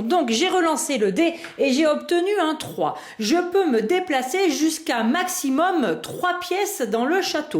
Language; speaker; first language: French; native; French